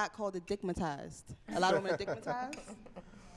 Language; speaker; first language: English; native; English